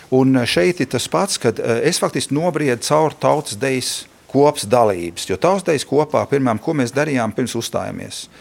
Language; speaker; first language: Latvian; early bilingual, heritage; Latvian